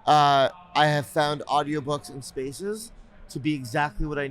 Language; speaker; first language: English; native; English